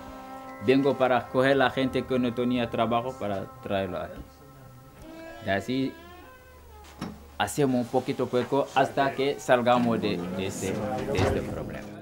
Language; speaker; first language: Spanish; non-native, learner; Wolof